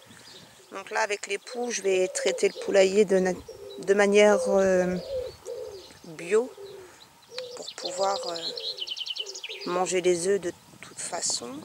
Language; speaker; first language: French; native; French